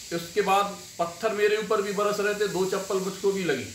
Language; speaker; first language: Hindi; native; Hindi